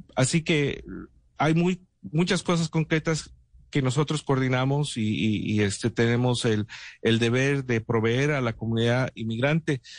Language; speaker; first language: Spanish; early bilingual, heritage; Spanish